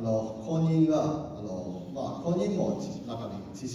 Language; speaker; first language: Japanese; non-native, learner; Cantonese